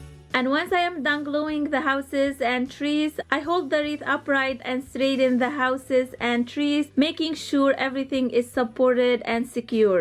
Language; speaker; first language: English; non-native, fluent; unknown